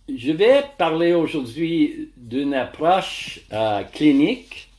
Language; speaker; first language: French; non-native, learner; English